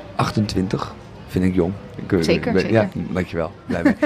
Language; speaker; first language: Dutch; native; Dutch